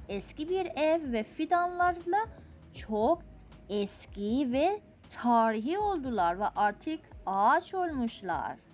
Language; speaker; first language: Turkish; non-native, fluent; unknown